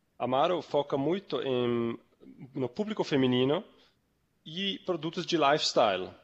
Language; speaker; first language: Portuguese; non-native, fluent; German